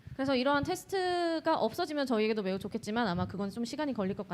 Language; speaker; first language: Korean; native; Korean